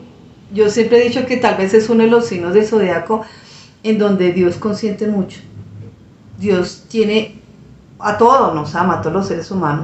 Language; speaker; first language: Spanish; native; Spanish